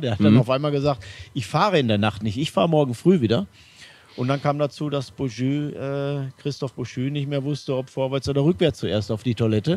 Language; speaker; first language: German; native; German